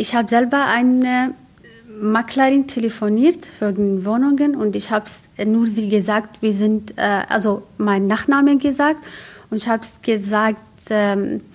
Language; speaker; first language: German; non-native, learner; Arabic